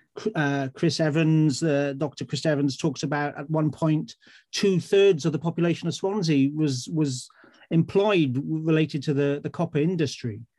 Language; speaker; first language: English; native; English